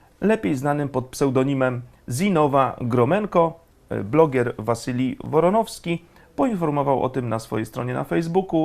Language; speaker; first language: Polish; native; Polish